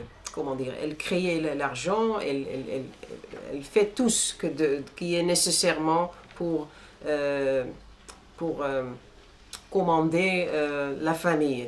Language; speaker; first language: French; non-native, fluent; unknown